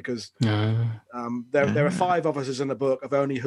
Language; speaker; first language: English; native; English